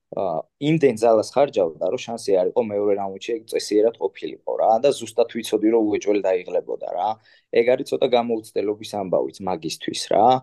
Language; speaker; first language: Georgian; native; Georgian